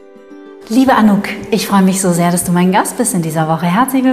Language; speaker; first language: German; native; German